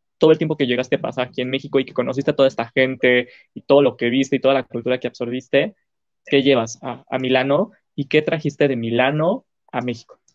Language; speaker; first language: Spanish; native; Spanish